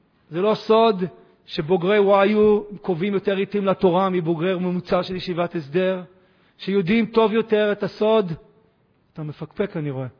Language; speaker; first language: Hebrew; native; Hebrew